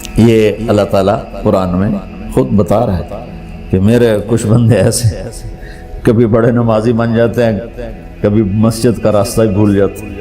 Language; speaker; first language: Urdu; non-native, local second language; Punjabi